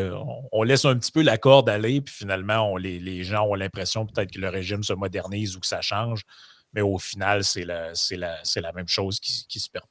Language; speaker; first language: French; native; French